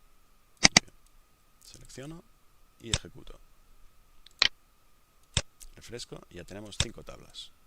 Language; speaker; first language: Spanish; native; Spanish